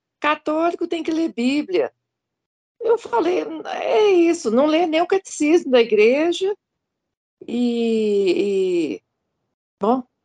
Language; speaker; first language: Portuguese; native; Portuguese